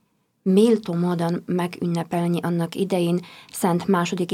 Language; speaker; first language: Hungarian; non-native, fluent; Polish